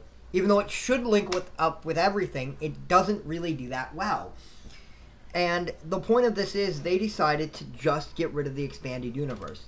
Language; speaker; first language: English; native; English